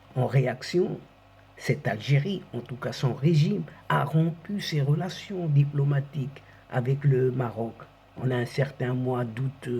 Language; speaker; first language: French; non-native, local second language; Arabic